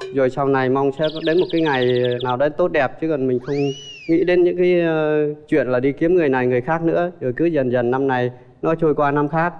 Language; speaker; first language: Vietnamese; native; Vietnamese